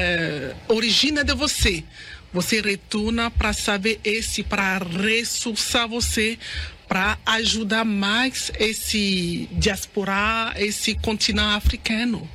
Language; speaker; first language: Portuguese; non-native, learner; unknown